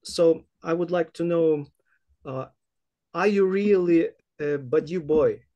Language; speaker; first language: English; non-native, fluent; Ukrainian